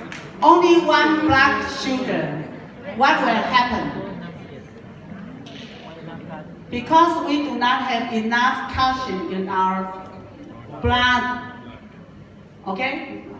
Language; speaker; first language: English; non-native, learner; Japanese